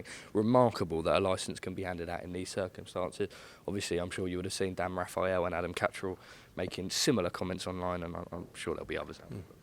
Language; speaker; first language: English; native; English